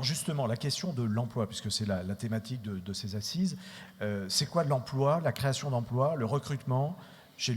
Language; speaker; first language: French; native; French